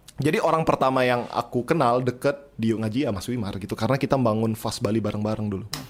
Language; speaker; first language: Indonesian; native; Indonesian